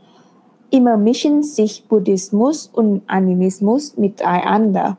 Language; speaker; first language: German; non-native, fluent; Thai